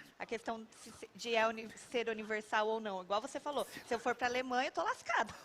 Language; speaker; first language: Portuguese; native; Portuguese